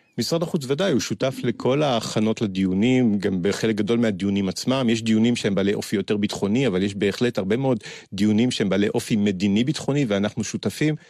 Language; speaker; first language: Hebrew; early bilingual, other home language; French